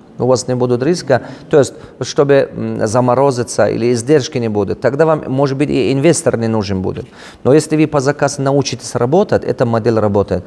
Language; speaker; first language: Russian; non-native, local second language; Tajik